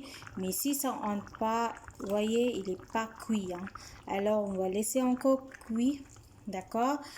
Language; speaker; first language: French; non-native, fluent; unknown